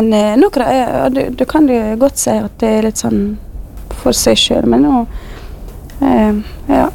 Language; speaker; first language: Norwegian; non-native, fluent; Kurdish